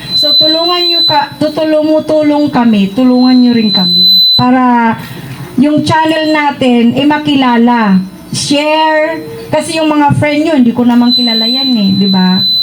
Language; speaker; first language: Filipino; non-native, local second language; Iloko